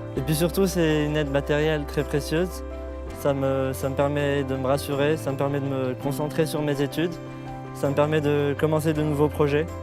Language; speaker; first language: French; non-native, local second language; Arabic